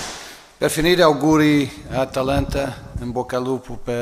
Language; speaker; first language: Italian; non-native, fluent; Portuguese